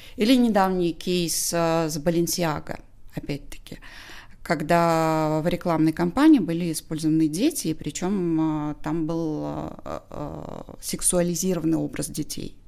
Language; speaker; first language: Russian; non-native, local second language; Tajik